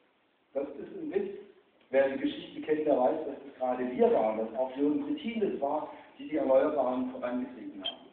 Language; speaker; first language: German; native; German